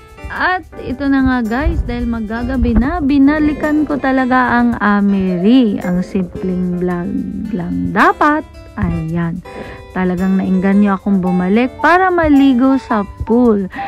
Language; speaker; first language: Filipino; native; Filipino